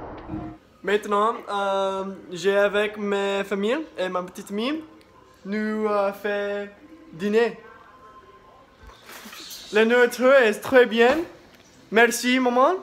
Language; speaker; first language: French; non-native, learner; English